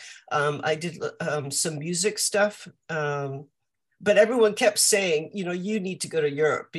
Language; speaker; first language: English; native; English